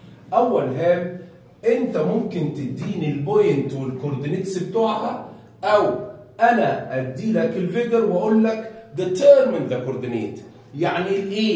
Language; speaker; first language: Arabic; native; Arabic